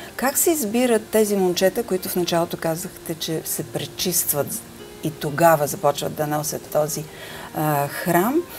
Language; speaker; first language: Bulgarian; native; Bulgarian